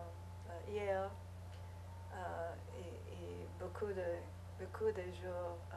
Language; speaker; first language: French; non-native, learner; English